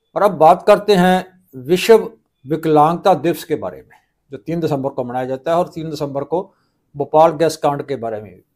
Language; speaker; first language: Hindi; non-native, local second language; Punjabi